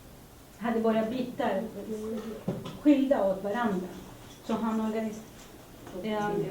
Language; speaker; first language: Swedish; early bilingual, other home language; Spanish